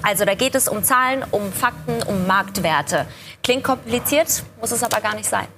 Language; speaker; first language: German; native; German